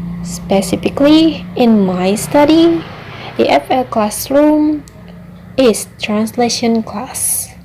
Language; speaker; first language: English; non-native, learner; Indonesian